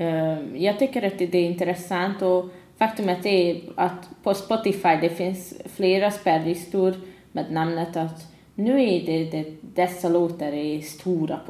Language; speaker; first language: Swedish; non-native, fluent; Hungarian